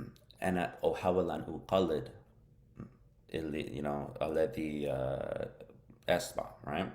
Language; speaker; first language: Arabic; non-native, learner; English